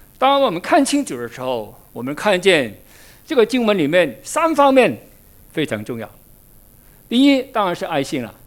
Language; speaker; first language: Chinese; non-native, local second language; Min Nan Chinese